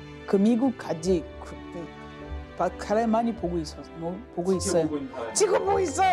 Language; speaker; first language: Korean; non-native, learner; French